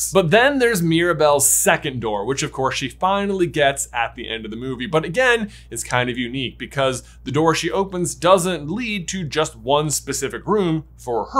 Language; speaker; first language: English; native; English